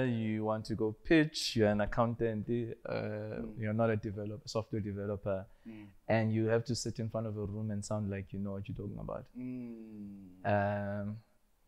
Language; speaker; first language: English; non-native, local second language; Zulu